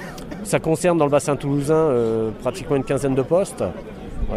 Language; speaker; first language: French; native; French